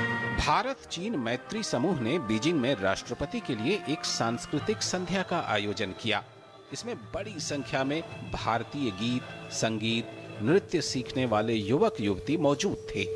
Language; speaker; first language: Hindi; native; Hindi